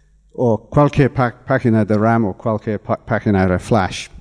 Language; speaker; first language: Spanish; non-native, fluent; English